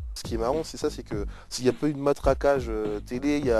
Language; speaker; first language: French; native; French